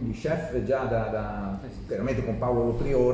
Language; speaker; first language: Italian; native; Italian